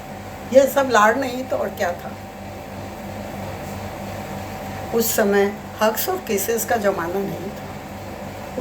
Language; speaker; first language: Hindi; native; Hindi